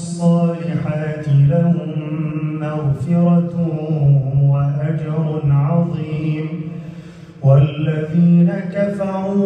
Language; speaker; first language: Arabic; native; Arabic